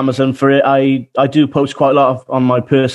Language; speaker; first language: English; native; English